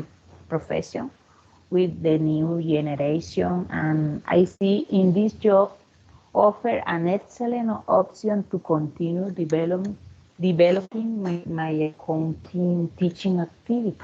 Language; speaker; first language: English; non-native, learner; Spanish